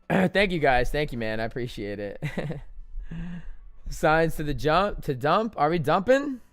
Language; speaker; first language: English; native; English